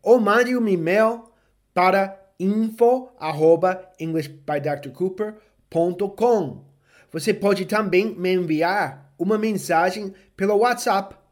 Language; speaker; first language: Portuguese; non-native, fluent; English